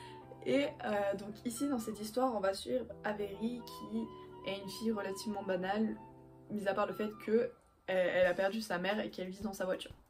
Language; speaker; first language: French; native; French